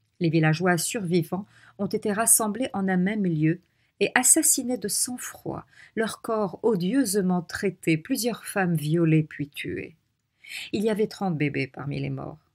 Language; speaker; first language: French; non-native, local second language; Arabic